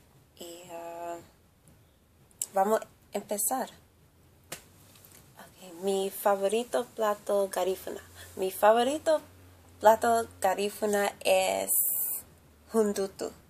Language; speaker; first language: Spanish; early bilingual, heritage; English